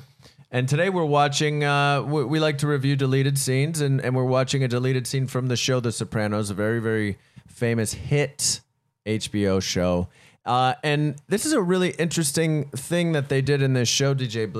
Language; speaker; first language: English; native; English